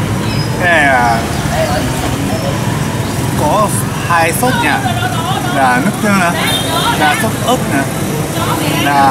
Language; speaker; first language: Vietnamese; non-native, learner; Japanese